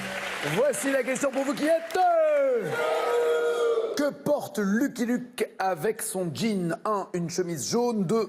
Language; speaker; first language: French; native; French